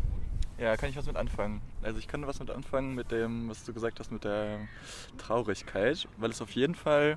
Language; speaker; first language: German; native; German